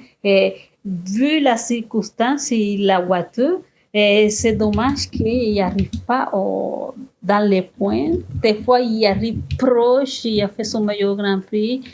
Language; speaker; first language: French; non-native, fluent; Spanish